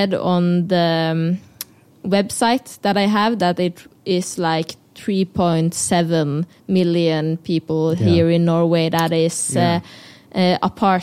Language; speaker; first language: English; non-native, fluent; Norwegian